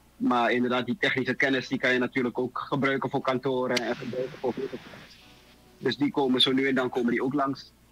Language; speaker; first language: Dutch; native; Dutch